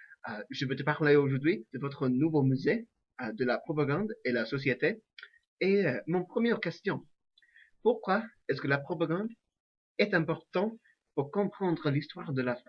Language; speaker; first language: French; non-native, learner; English